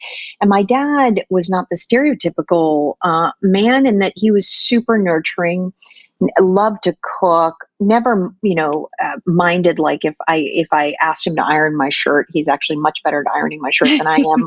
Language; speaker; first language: English; non-native, local second language; Filipino